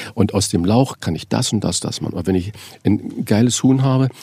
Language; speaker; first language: German; native; German